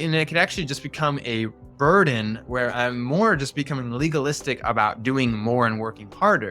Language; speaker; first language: English; native; English